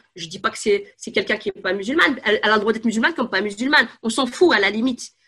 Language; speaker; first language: French; native; French